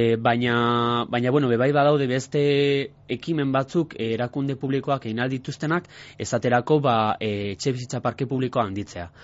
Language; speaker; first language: Basque; non-native, local second language; Spanish